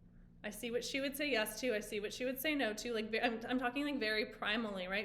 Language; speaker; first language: English; native; English